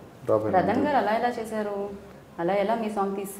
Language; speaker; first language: Telugu; native; Telugu